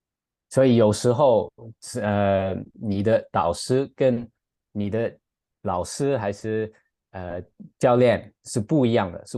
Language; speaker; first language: Chinese; non-native, fluent; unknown